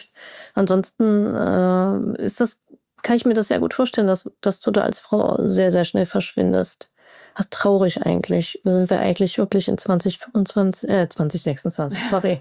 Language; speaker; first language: German; native; German